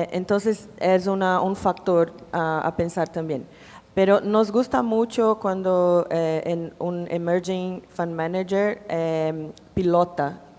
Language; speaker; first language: Spanish; non-native, fluent; Portuguese